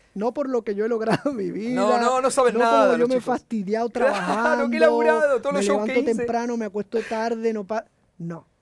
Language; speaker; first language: Spanish; native; Spanish